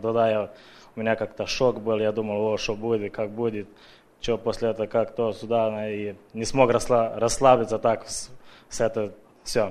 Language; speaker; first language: Russian; early bilingual, heritage; Russian